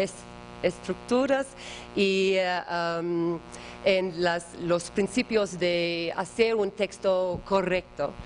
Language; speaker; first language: Spanish; non-native, learner; English